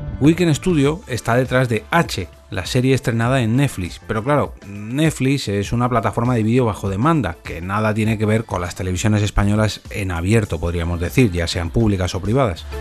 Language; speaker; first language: Spanish; native; Spanish